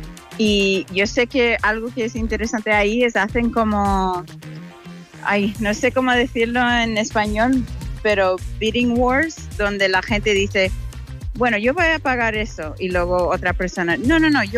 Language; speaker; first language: Spanish; non-native, fluent; English